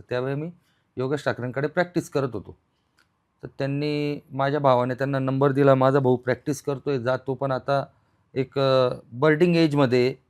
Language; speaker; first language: Marathi; native; Marathi